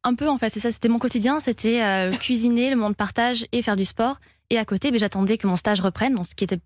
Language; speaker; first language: French; native; French